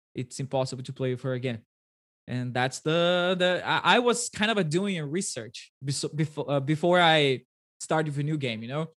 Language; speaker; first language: English; non-native, fluent; Portuguese